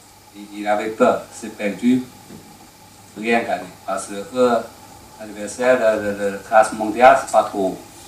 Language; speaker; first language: French; non-native, learner; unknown